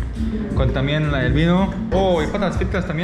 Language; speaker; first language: Spanish; non-native, learner; English